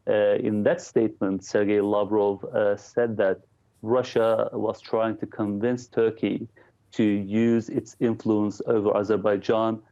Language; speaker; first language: English; non-native, fluent; Turkish